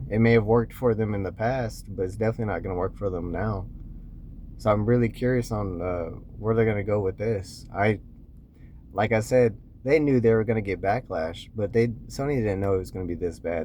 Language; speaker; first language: English; native; English